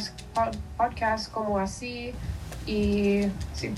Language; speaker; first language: Spanish; non-native, learner; English